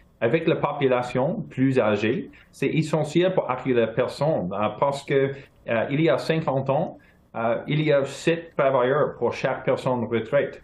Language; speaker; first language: French; non-native, local second language; English